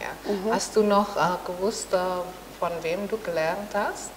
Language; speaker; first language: German; non-native, fluent; Indonesian